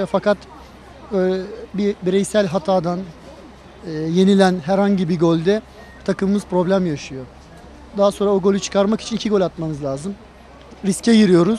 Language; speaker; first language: Turkish; native; Turkish